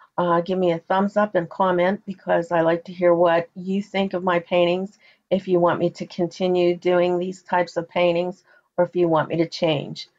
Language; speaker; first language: English; native; English